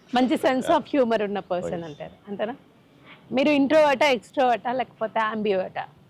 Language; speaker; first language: Telugu; native; Telugu